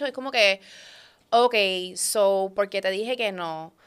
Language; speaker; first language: Spanish; early bilingual, other home language; Dutch